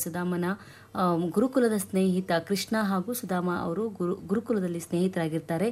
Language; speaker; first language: Kannada; native; Kannada